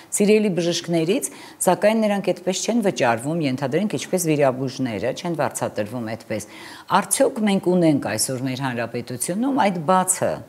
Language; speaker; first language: Armenian; native; Armenian